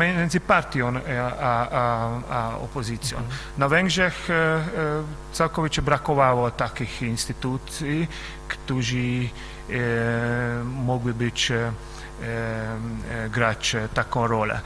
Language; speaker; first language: Polish; non-native, fluent; Hungarian